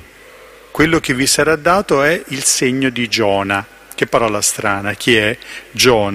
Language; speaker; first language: Italian; native; Italian